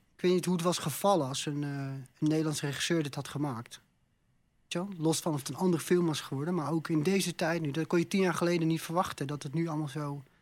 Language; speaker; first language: Dutch; native; Dutch